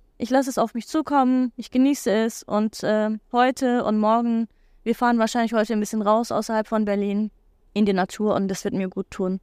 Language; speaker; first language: German; non-native, fluent; Turkish